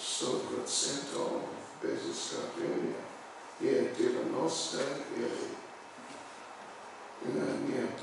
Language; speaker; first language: Russian; non-native, learner; English